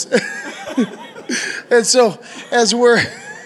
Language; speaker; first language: English; native; English